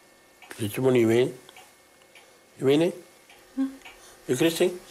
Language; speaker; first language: Dutch; native; Dutch